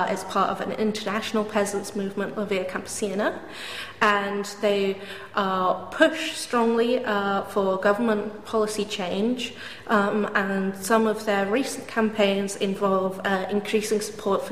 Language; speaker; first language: English; native; English